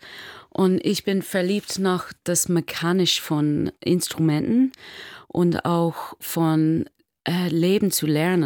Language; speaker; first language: German; non-native, learner; English